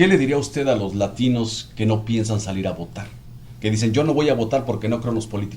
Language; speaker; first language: Spanish; native; Spanish